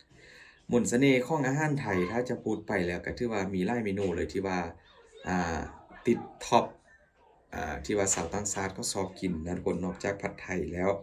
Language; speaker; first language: Thai; non-native, local second language; Northeastern Thai